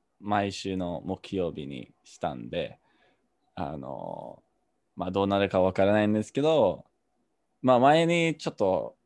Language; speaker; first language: Japanese; non-native, fluent; English